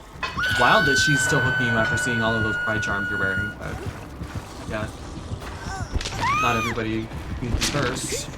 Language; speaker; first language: English; native; English